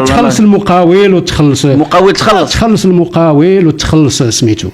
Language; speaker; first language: Arabic; native; Arabic